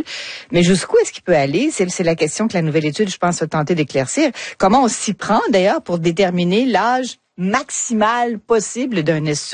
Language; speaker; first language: French; native; French